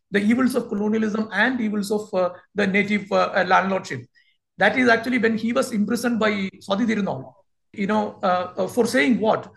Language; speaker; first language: English; non-native, local second language; Malayalam